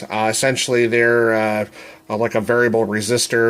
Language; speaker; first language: English; native; English